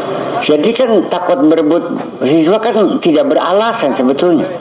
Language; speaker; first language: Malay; non-native, local second language; Javanese